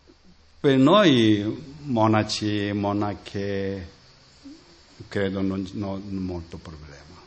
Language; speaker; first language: Italian; non-native, learner; Tibetan